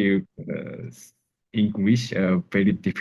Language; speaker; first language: English; non-native, learner; Japanese